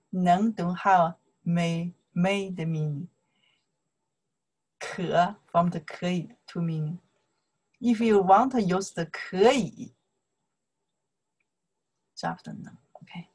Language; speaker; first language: English; non-native, learner; Chinese